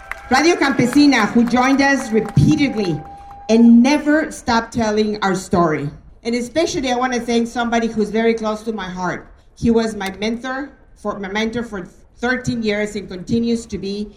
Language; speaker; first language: English; non-native, fluent; Spanish